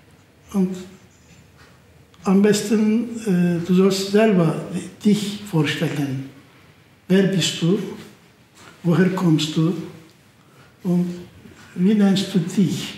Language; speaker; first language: German; non-native, fluent; Turkish